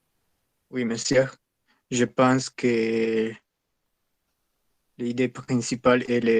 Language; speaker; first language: French; non-native, learner; Spanish